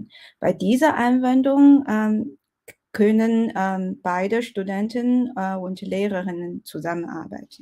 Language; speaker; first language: German; non-native, fluent; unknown